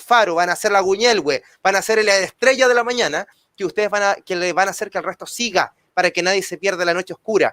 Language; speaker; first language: Spanish; native; Spanish